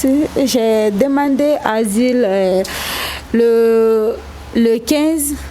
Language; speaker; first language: French; non-native, local second language; Susu